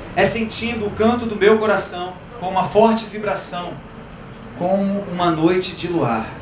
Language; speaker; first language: Portuguese; native; Portuguese